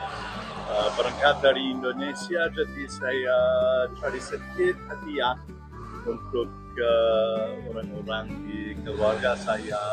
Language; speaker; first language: Indonesian; non-native, learner; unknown